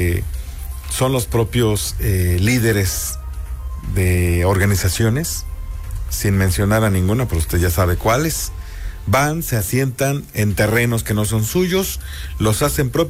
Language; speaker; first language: Spanish; native; Spanish